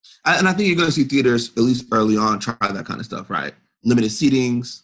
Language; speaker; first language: English; native; English